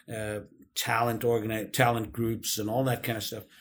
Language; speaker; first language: English; non-native, local second language; Urdu